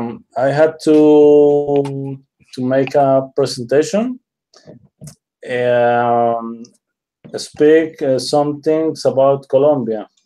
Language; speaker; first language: English; non-native, learner; Spanish